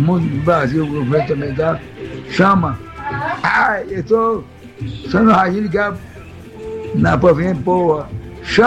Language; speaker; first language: Portuguese; native; Portuguese